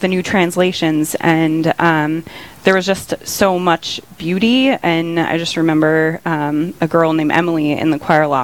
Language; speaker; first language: English; native; English